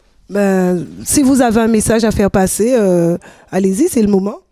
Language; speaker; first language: French; native; French